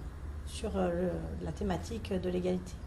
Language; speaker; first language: French; native; French